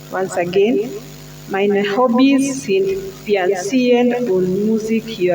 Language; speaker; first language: German; non-native, learner; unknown